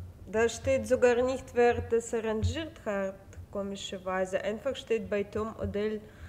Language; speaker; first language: German; non-native, fluent; Belarusian